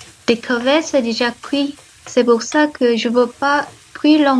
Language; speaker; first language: French; non-native, learner; Vietnamese